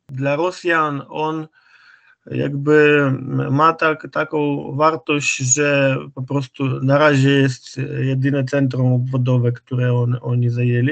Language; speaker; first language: Polish; non-native, fluent; Ukrainian